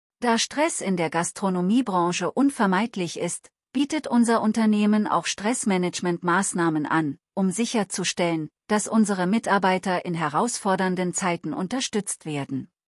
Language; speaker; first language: German; non-native, learner; Telugu